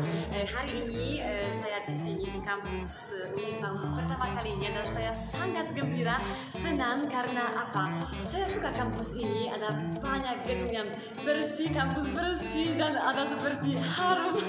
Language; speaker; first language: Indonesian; non-native, learner; Polish